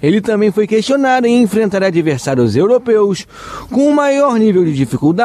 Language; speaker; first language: Portuguese; native; Portuguese